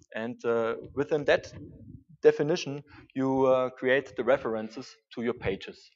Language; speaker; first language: English; non-native, fluent; German